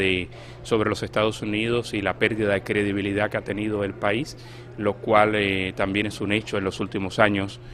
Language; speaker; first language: Spanish; native; Spanish